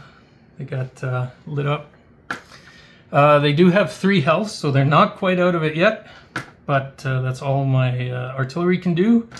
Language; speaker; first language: English; native; English